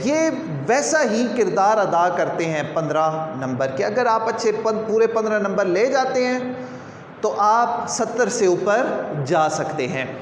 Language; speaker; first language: Urdu; non-native, local second language; Punjabi